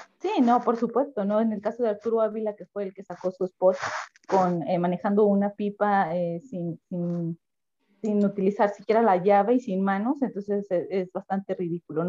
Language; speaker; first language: Spanish; native; Spanish